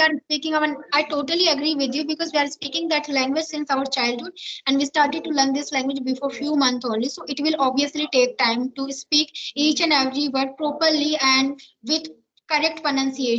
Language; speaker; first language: English; non-native, learner; Hindi